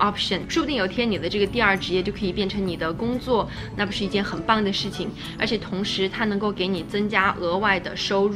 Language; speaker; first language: Chinese; native; Chinese